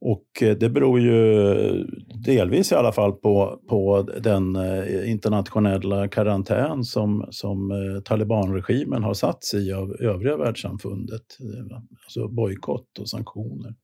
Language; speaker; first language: Swedish; native; Swedish